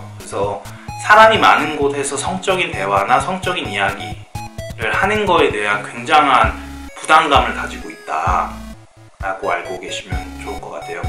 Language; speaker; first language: Korean; native; Korean